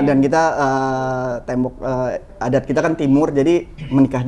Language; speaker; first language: Indonesian; native; Indonesian